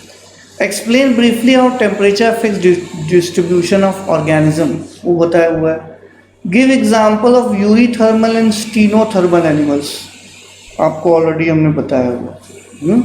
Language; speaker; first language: English; non-native, local second language; Hindi